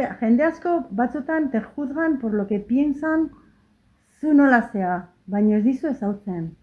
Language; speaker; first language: Basque; native; Basque